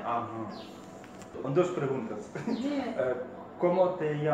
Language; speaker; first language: Spanish; non-native, learner; Ukrainian